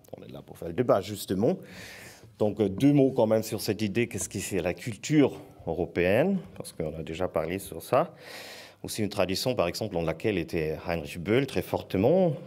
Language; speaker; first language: French; non-native, fluent; German